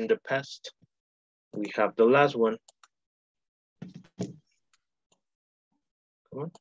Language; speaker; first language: English; non-native, fluent; Spanish